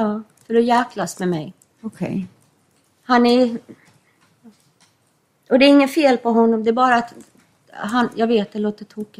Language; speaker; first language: Swedish; non-native, fluent; English